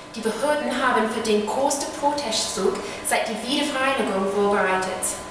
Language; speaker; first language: German; non-native, learner; English